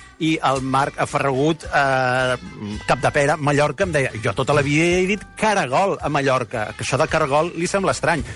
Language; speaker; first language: Catalan; native; Catalan